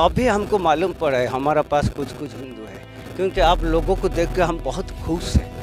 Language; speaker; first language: Hindi; non-native, local second language; Odia